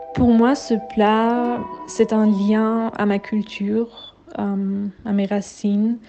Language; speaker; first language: French; non-native, fluent; German